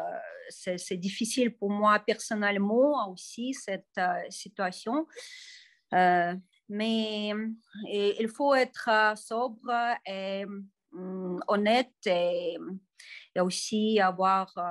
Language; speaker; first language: French; non-native, fluent; Russian